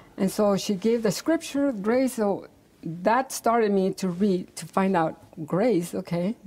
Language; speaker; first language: English; native; English